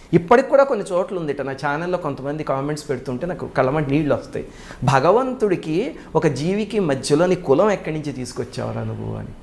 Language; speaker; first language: Telugu; native; Telugu